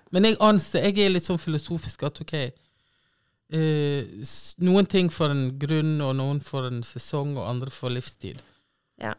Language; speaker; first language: Norwegian; native; Norwegian